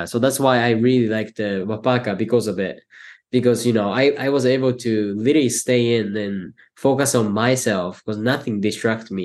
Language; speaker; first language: English; non-native, fluent; Japanese